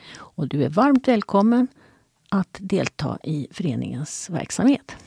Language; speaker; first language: Swedish; native; Swedish